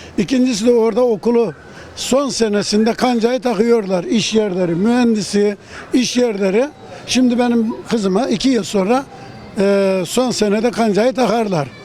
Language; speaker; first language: Turkish; native; Turkish